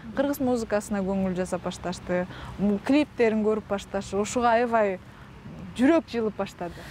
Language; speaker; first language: Kyrgyz; non-native, local second language; Russian